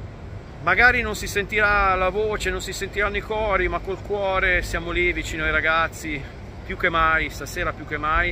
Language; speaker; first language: Italian; native; Italian